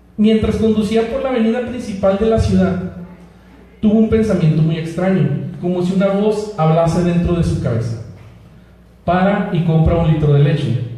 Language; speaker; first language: Spanish; native; Spanish